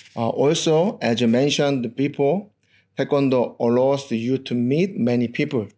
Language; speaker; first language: English; non-native, learner; Korean